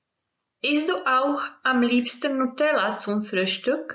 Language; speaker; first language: German; non-native, fluent; Croatian